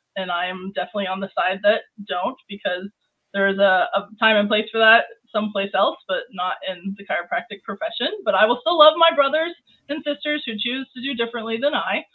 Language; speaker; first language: English; native; English